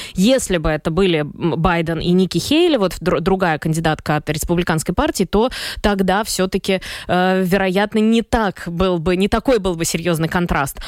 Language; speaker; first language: Russian; native; Russian